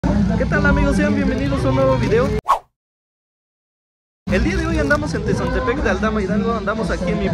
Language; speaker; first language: Spanish; native; Spanish